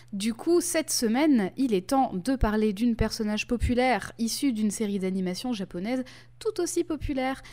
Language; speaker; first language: French; native; French